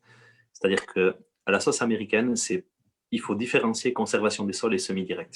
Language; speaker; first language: French; native; French